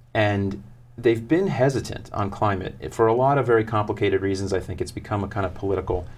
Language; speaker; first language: English; native; English